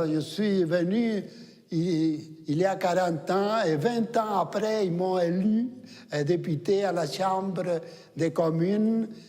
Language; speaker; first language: French; non-native, fluent; Spanish